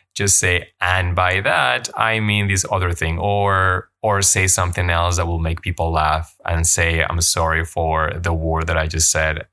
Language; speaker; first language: English; non-native, fluent; Spanish